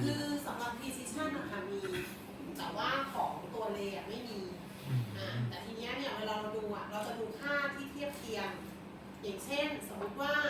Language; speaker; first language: Thai; native; Thai